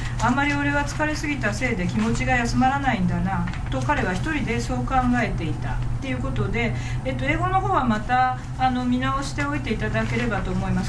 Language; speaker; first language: Japanese; native; Japanese